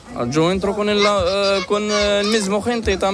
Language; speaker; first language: Spanish; non-native, learner; Arabic